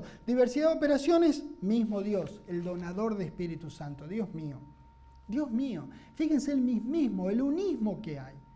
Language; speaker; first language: Spanish; native; Spanish